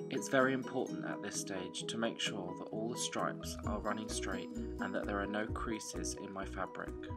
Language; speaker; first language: English; native; English